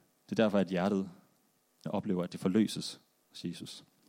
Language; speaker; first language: Danish; native; Danish